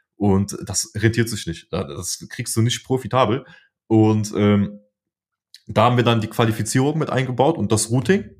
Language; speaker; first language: German; early bilingual, other home language; Polish